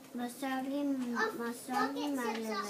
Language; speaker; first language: French; non-native, learner; English